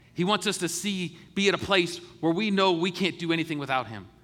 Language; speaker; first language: English; native; English